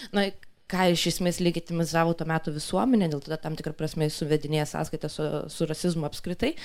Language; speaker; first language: Lithuanian; non-native, fluent; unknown